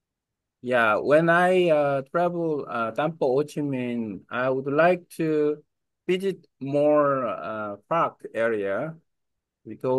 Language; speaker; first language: English; non-native, learner; Korean